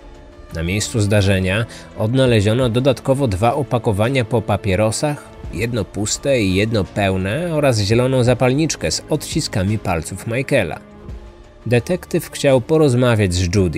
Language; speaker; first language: Polish; native; Polish